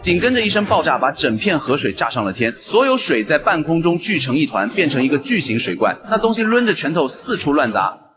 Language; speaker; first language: Chinese; native; Chinese